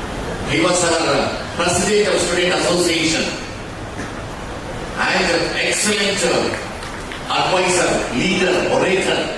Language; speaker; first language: English; non-native, local second language; Telugu